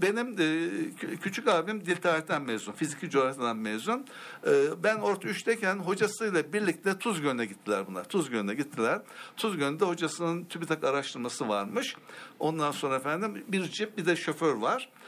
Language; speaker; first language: Turkish; native; Turkish